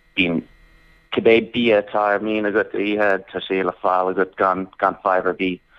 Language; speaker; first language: Irish; non-native, local second language; English